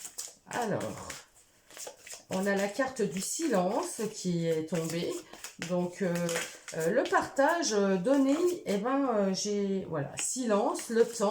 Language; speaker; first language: French; native; French